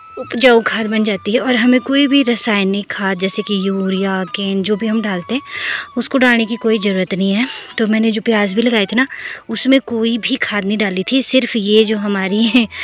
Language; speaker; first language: Hindi; native; Hindi